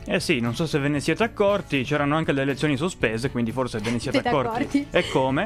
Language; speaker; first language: Italian; native; Italian